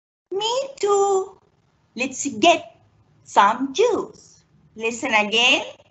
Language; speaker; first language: English; non-native, fluent; Arabic